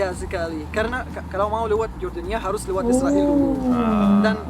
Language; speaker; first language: Indonesian; non-native, fluent; Arabic